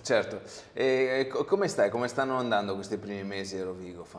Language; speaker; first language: Italian; native; Italian